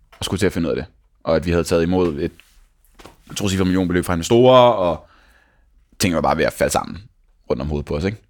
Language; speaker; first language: Danish; native; Danish